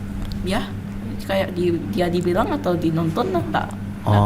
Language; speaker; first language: Indonesian; non-native, local second language; English